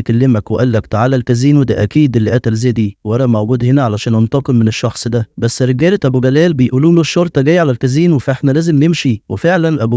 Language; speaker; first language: Arabic; native; Arabic